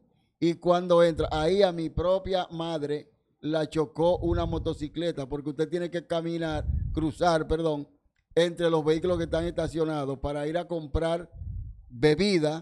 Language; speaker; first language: Spanish; native; Spanish